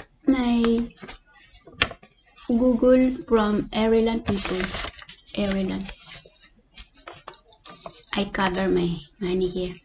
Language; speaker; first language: English; non-native, learner; Cebuano